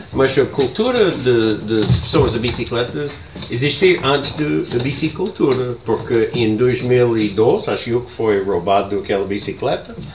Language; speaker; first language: Portuguese; non-native, learner; English